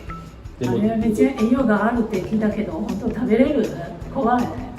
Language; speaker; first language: Japanese; native; Japanese